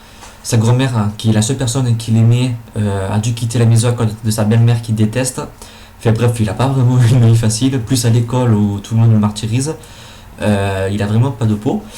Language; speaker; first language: French; native; French